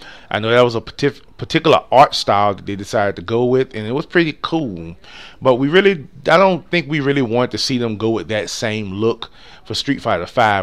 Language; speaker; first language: English; native; English